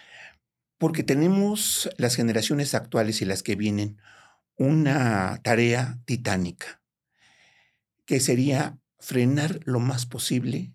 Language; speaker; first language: Spanish; native; Spanish